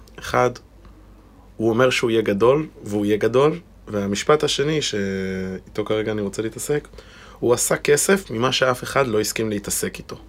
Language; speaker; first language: Hebrew; native; Hebrew